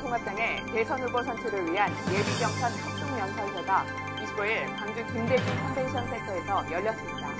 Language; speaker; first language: Korean; native; Korean